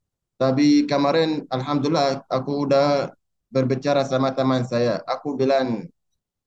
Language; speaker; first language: Indonesian; non-native, learner; Arabic